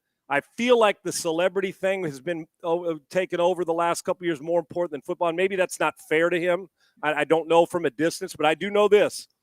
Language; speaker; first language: English; native; English